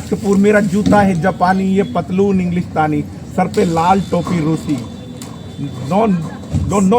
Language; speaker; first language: Hindi; native; Hindi